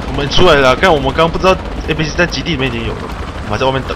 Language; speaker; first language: Chinese; native; Chinese